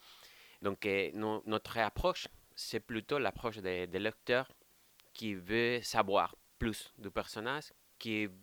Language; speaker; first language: French; non-native, fluent; Spanish